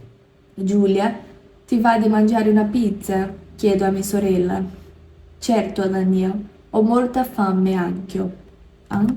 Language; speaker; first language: Italian; non-native, learner; Portuguese